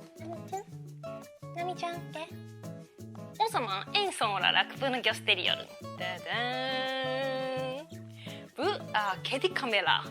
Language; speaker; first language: Turkish; non-native, learner; Japanese